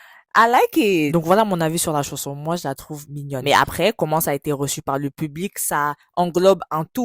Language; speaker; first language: French; native; French